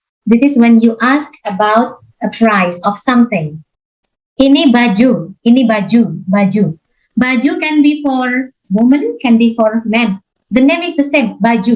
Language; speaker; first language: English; non-native, fluent; Indonesian